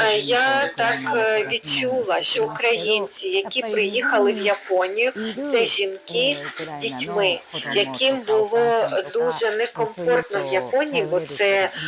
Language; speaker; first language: Ukrainian; non-native, fluent; Japanese